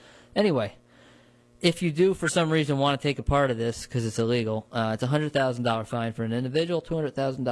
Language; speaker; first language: English; native; English